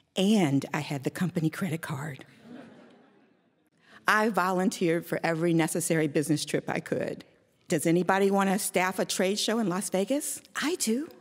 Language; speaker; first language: English; native; English